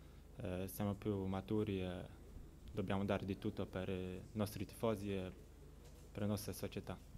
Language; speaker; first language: Italian; non-native, learner; Polish